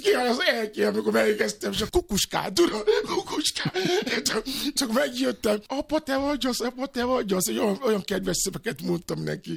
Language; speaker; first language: Hungarian; non-native, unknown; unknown